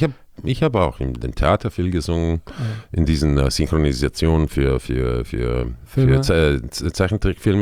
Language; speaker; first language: German; non-native, fluent; Croatian